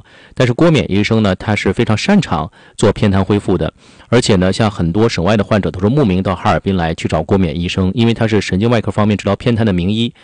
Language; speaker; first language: Chinese; native; Chinese